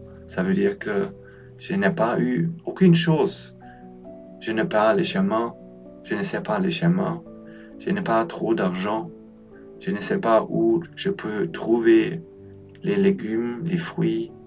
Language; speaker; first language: French; non-native, learner; Polish